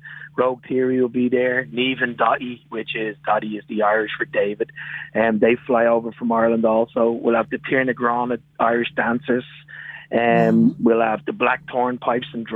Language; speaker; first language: English; native; English